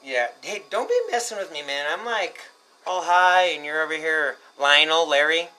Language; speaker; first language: English; early bilingual, other home language; Spanish